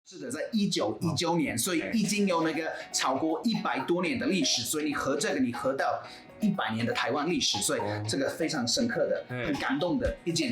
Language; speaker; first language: Chinese; non-native, fluent; English